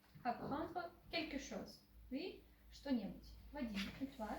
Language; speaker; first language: French; non-native, fluent; Ukrainian